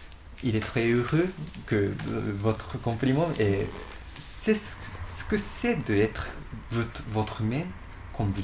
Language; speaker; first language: French; non-native, fluent; Japanese